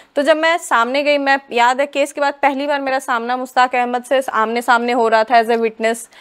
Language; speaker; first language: Hindi; native; Hindi